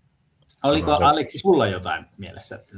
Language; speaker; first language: Finnish; native; Finnish